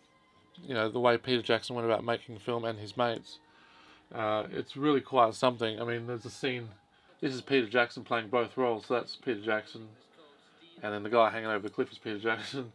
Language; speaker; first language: English; native; English